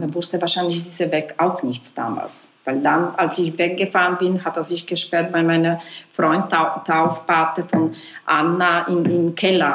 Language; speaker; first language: German; non-native, fluent; Polish